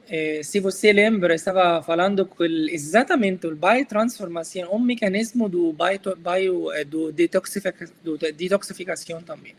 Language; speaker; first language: Portuguese; non-native, learner; Arabic